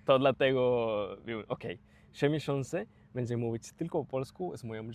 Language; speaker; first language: Polish; non-native, learner; Spanish